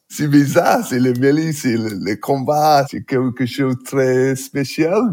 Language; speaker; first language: French; non-native, fluent; English